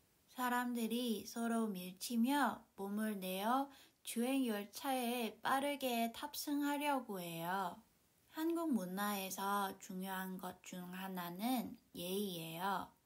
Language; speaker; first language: Korean; non-native, fluent; Cantonese